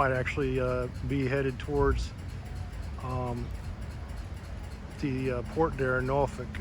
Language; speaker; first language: English; native; English